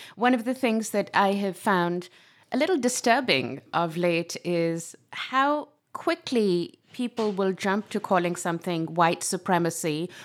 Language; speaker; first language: English; non-native, local second language; Urdu